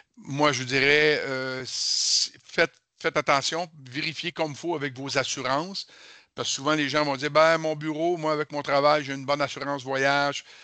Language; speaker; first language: French; native; French